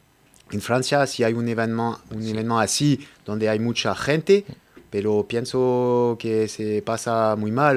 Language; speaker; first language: Spanish; non-native, learner; French